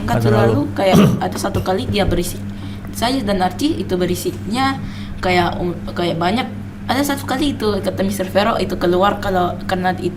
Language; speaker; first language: Indonesian; non-native, local second language; English